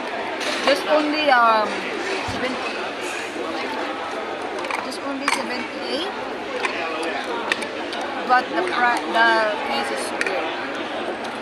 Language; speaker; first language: English; non-native, local second language; Filipino